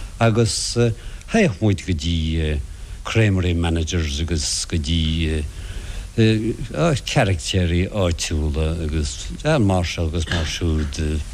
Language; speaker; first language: Irish; non-native, local second language; English